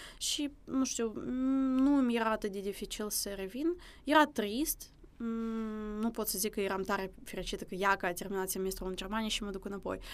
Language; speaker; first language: Romanian; early bilingual, other home language; Russian